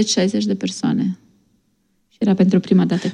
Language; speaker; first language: Romanian; native; Romanian